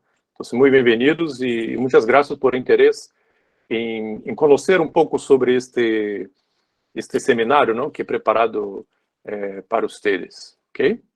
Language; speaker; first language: Spanish; non-native, fluent; Portuguese